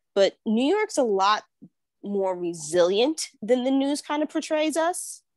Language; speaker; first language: English; native; English